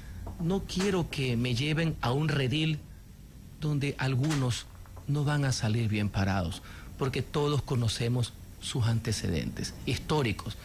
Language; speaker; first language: Spanish; native; Spanish